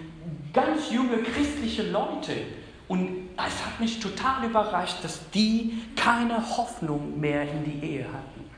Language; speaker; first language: German; non-native, fluent; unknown